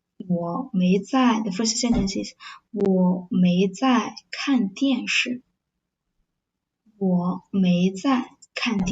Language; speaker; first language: Chinese; non-native, fluent; English